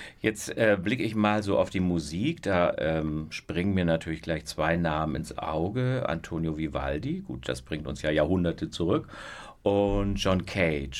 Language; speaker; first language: German; native; German